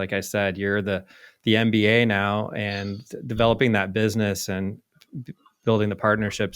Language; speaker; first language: English; native; English